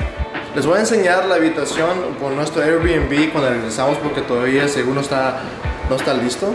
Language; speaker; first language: Spanish; early bilingual, heritage; Spanish